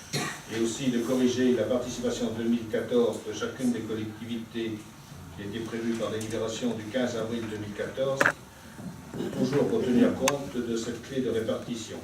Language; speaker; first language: French; native; French